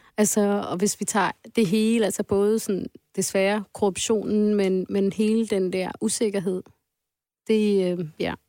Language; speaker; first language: Danish; early bilingual, other home language; Arabic